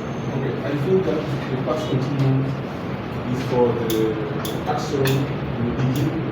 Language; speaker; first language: English; non-native, learner; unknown